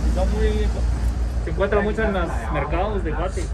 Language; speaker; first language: Spanish; native; Spanish